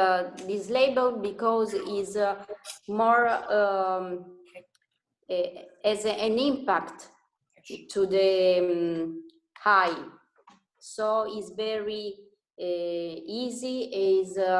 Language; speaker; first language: English; non-native, learner; Italian